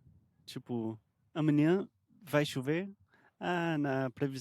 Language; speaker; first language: Portuguese; non-native, fluent; English